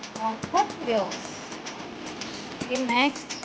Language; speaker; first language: English; non-native, local second language; Filipino